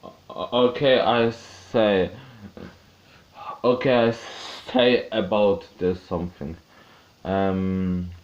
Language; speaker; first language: English; non-native, learner; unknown